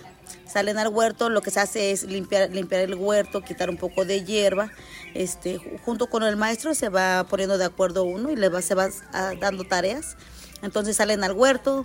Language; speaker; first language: Spanish; native; Spanish